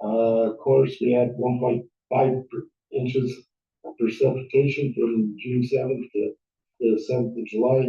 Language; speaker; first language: English; native; English